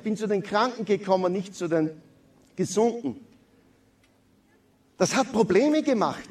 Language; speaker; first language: German; native; German